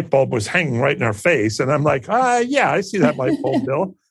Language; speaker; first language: English; native; English